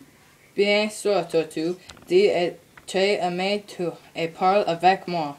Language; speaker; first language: French; non-native, learner; English